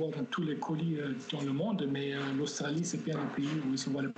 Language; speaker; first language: French; non-native, fluent; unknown